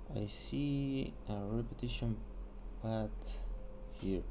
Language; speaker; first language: English; non-native, learner; Spanish